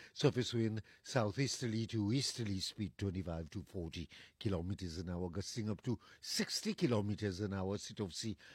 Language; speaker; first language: English; non-native, local second language; Seselwa Creole French